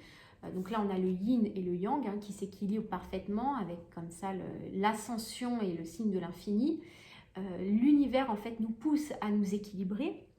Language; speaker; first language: French; native; French